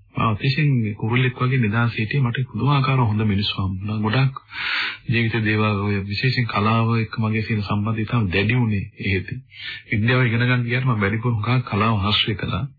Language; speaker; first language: Sinhala; native; Sinhala